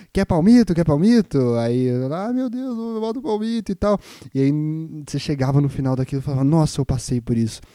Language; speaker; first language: Portuguese; native; Portuguese